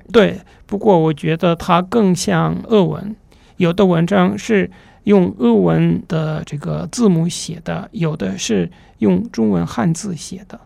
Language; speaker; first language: Chinese; non-native, fluent; Russian